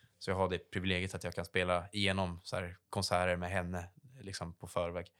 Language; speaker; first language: Swedish; native; Swedish